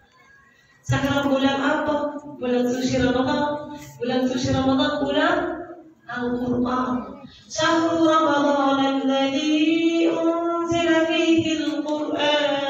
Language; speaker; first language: Indonesian; non-native, learner; Arabic